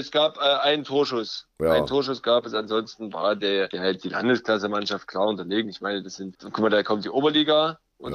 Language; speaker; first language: German; native; German